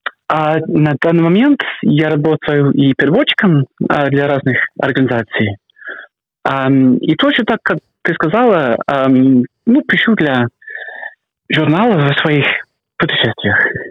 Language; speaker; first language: Russian; non-native, fluent; English